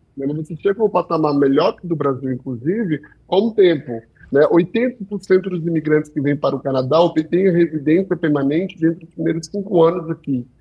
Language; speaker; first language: Portuguese; early bilingual, heritage; Portuguese